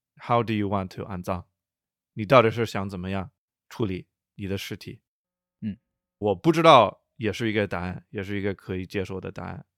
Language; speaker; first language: Chinese; non-native, fluent; English